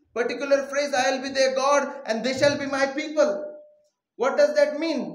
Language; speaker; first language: English; non-native, local second language; Marathi